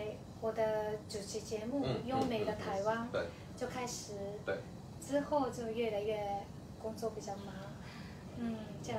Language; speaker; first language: Chinese; non-native, fluent; Japanese